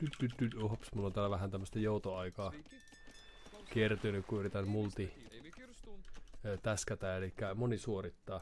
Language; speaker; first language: Finnish; native; Finnish